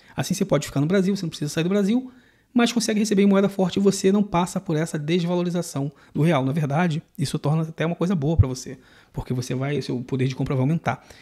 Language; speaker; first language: Portuguese; native; Portuguese